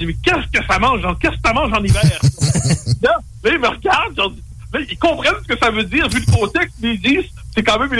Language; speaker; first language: French; native; French